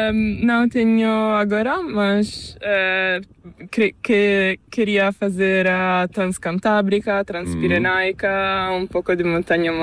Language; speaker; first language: Spanish; non-native, learner; Italian